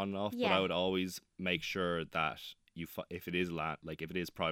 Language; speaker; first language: English; native; English